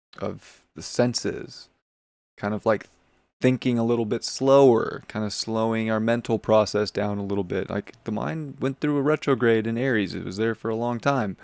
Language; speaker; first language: English; native; English